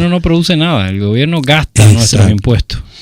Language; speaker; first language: Spanish; native; Spanish